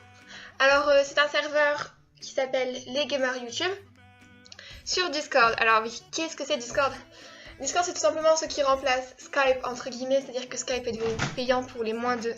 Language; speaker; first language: French; native; French